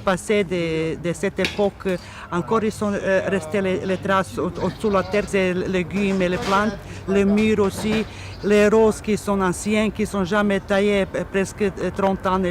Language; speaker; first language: French; non-native, learner; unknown